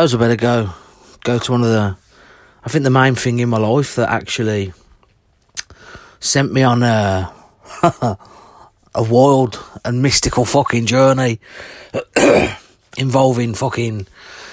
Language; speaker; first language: English; native; English